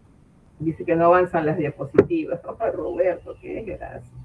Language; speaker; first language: Spanish; native; Spanish